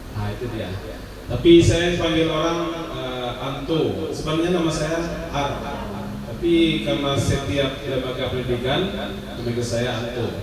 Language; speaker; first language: Indonesian; non-native, local second language; Minangkabau